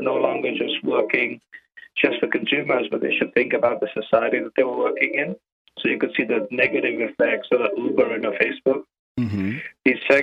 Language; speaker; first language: English; non-native, local second language; Gujarati